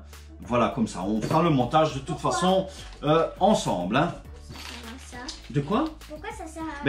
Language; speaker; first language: French; native; French